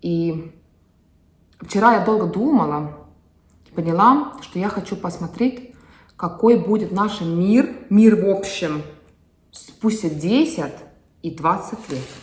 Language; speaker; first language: Russian; non-native, fluent; Estonian